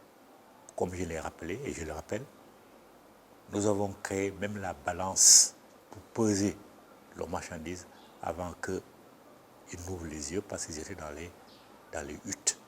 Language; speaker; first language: French; non-native, local second language; Bambara